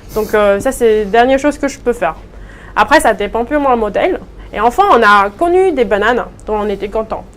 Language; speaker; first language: French; non-native, fluent; Chinese